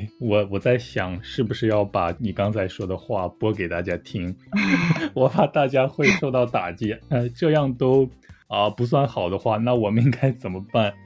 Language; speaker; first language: Chinese; native; Chinese